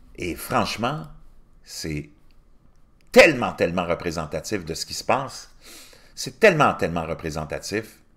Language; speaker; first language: French; native; French